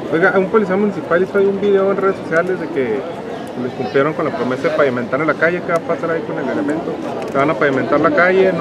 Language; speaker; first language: Spanish; native; Spanish